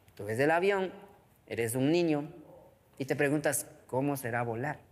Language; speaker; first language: Spanish; non-native, local second language; Quechua